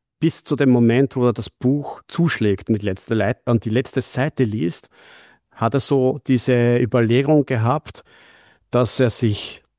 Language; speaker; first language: German; native; German